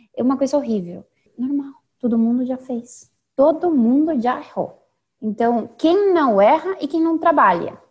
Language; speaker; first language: Portuguese; non-native, fluent; Spanish